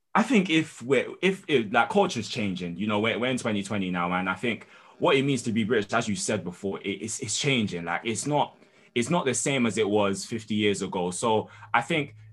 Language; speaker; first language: English; native; English